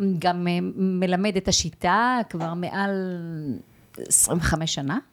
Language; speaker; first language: Hebrew; non-native, fluent; Russian